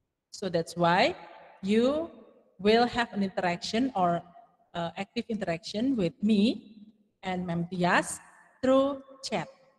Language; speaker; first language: English; non-native, fluent; Indonesian